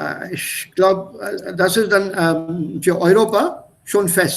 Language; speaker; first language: German; non-native, fluent; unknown